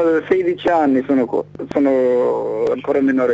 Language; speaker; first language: Italian; non-native, learner; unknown